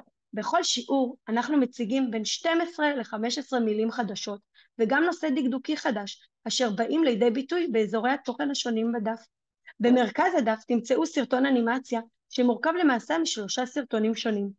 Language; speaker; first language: Hebrew; native; Hebrew